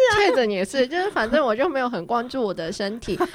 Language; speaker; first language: Chinese; non-native, fluent; Cantonese